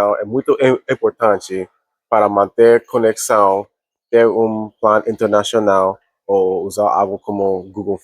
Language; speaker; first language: Portuguese; non-native, learner; English